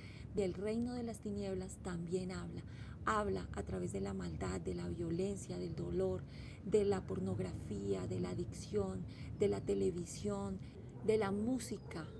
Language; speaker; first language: Spanish; native; Spanish